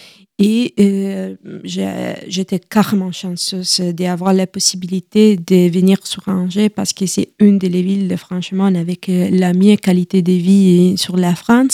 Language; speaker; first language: French; non-native, learner; Italian